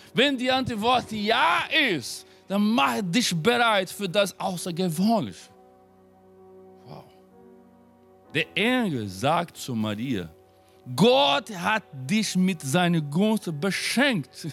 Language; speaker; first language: German; non-native, fluent; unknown